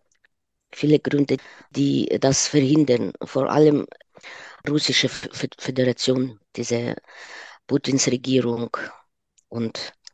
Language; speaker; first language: German; non-native, fluent; Ukrainian